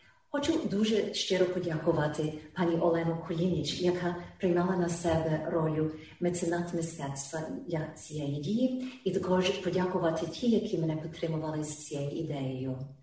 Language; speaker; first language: Ukrainian; early bilingual, heritage; Ukrainian